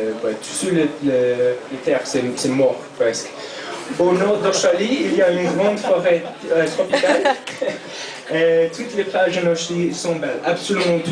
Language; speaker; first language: French; non-native, fluent; English